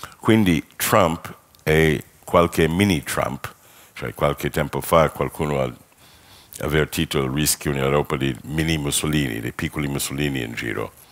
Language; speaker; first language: Italian; non-native, fluent; English